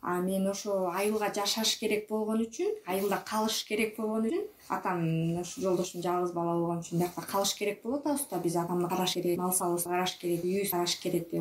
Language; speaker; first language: Kyrgyz; native; Kyrgyz